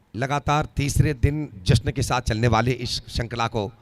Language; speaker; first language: Hindi; non-native, local second language; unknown